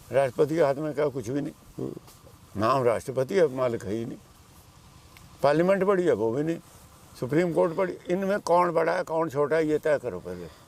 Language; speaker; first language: Hindi; non-native, local second language; Punjabi